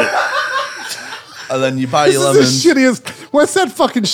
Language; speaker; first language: English; native; English